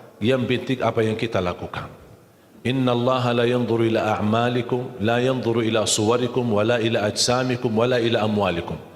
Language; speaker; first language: Malay; non-native, fluent; Arabic